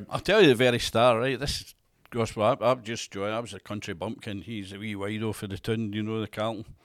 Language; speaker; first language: English; native; English